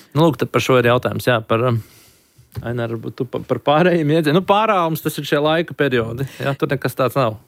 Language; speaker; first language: Latvian; native; Latvian